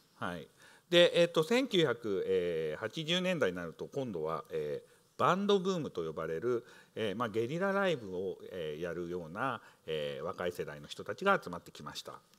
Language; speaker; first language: Japanese; native; Japanese